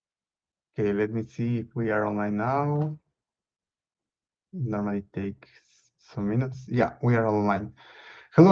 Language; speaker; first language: English; non-native, fluent; Spanish